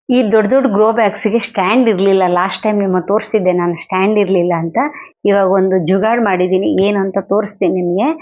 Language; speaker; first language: Kannada; non-native, local second language; Telugu